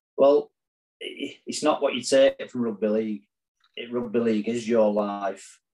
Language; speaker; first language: English; native; English